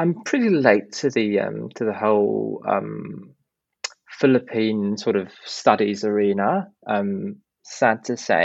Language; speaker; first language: English; non-native, local second language; Filipino